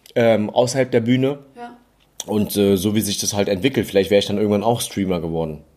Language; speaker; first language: German; early bilingual, other home language; English